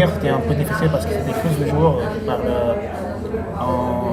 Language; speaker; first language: French; non-native, learner; Portuguese